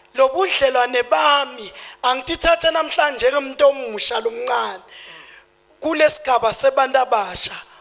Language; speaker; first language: Zulu; native; Zulu